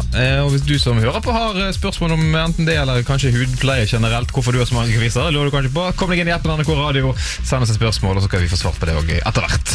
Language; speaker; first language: Norwegian; native; Norwegian